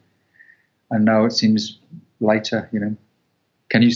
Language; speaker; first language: English; native; English